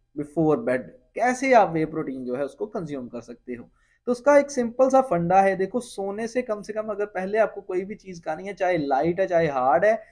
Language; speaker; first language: Hindi; non-native, local second language; Punjabi